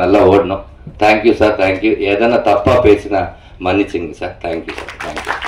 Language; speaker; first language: Tamil; non-native, learner; Telugu